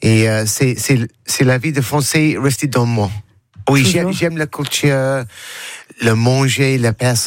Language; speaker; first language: French; non-native, learner; English